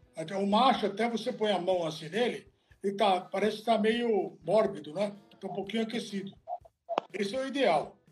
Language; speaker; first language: Portuguese; non-native, fluent; Italian